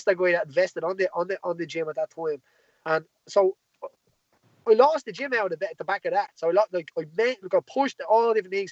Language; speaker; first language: English; native; English